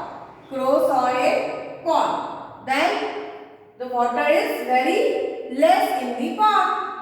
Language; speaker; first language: English; non-native, local second language; Hindi